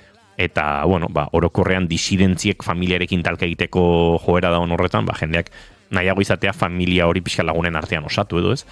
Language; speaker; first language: Basque; native; Basque